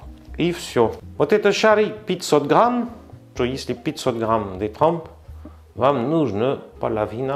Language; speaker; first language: Russian; non-native, learner; French